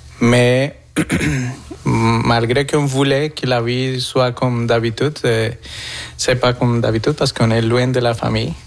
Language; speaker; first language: French; non-native, fluent; Spanish